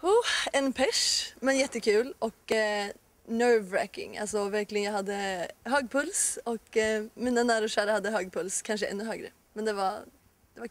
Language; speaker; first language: Swedish; native; Swedish